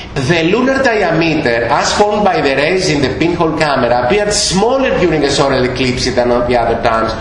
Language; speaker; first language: English; non-native, fluent; Greek